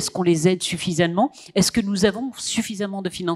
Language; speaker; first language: French; non-native, local second language; Arabic